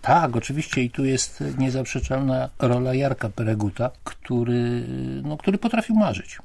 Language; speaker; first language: Polish; native; Polish